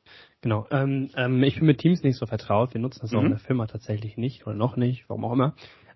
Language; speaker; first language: German; native; German